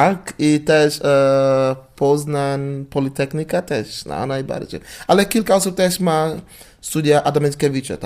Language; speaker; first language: Polish; non-native, learner; English